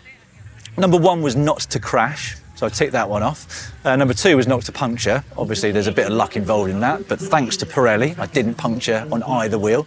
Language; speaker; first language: English; native; English